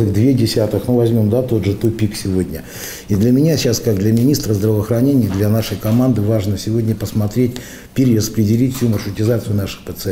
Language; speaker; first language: Russian; native; Russian